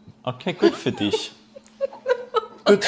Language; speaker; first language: German; native; German